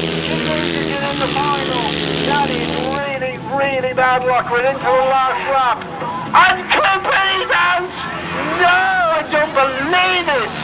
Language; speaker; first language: English; native; English